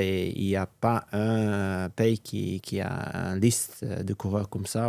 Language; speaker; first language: French; non-native, local second language; Dutch